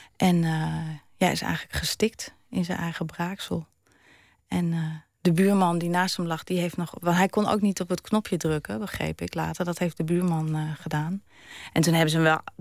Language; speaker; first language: Dutch; early bilingual, other home language; German